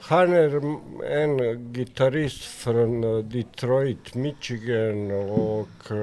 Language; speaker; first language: Swedish; non-native, fluent; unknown